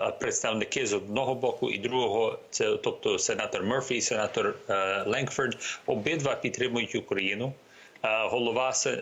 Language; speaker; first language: Ukrainian; early bilingual, heritage; Ukrainian